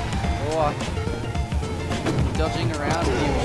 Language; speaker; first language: English; native; English